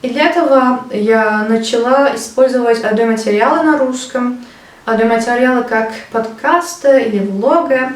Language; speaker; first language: Russian; non-native, learner; Turkish